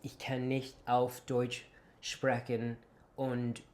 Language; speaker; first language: German; non-native, learner; English